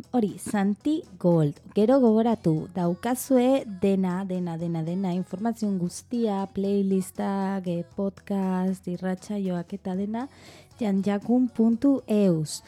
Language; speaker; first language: Basque; non-native, learner; Spanish